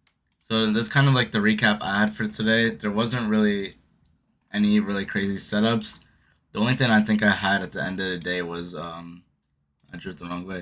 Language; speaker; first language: English; native; English